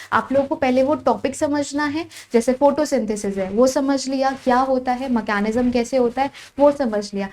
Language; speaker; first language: Hindi; native; Hindi